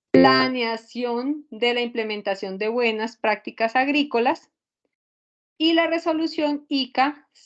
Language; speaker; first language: Spanish; native; Spanish